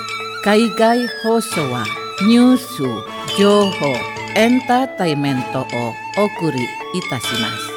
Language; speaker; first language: Japanese; non-native, fluent; Indonesian